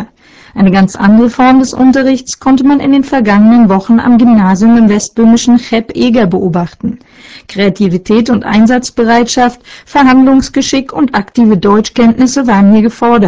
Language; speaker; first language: German; native; German